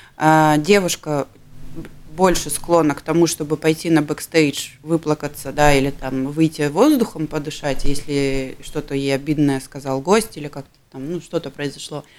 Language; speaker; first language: Russian; native; Russian